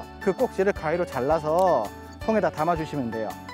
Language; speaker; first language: Korean; native; Korean